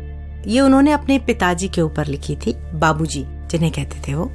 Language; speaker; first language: Hindi; native; Hindi